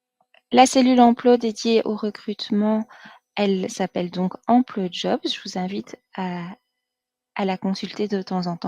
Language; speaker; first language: French; native; French